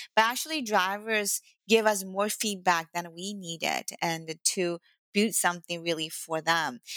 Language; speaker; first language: English; non-native, fluent; Chinese